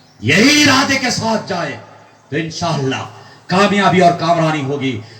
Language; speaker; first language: Urdu; native; Urdu